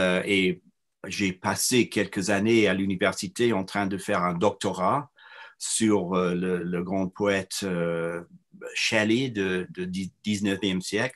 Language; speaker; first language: French; non-native, fluent; English